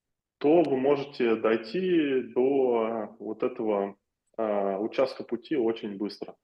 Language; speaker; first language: Russian; native; Russian